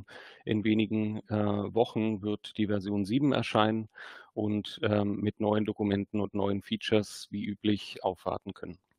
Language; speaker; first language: German; native; German